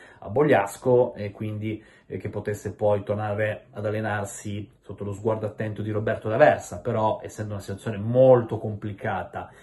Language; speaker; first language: Italian; native; Italian